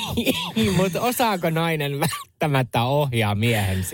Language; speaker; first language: Finnish; native; Finnish